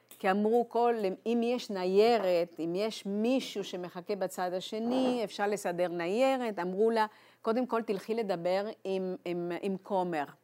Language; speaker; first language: Hebrew; non-native, fluent; Spanish